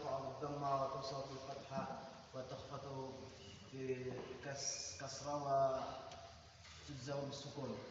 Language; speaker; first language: Arabic; non-native, learner; Indonesian